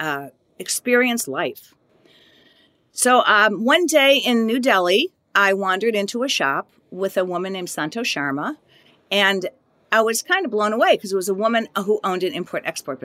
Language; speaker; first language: English; native; English